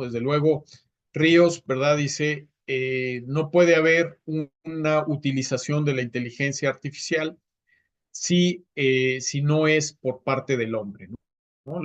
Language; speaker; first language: Spanish; native; Spanish